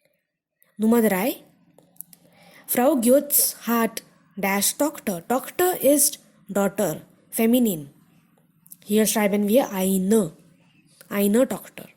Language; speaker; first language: German; non-native, fluent; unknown